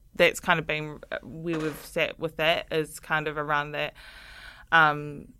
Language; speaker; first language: English; native; English